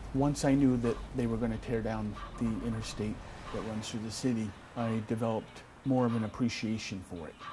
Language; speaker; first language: English; native; English